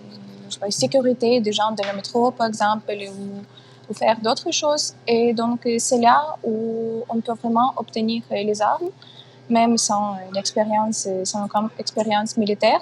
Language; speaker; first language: French; non-native, fluent; Ukrainian